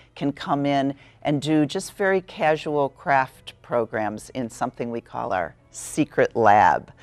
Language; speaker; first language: English; native; English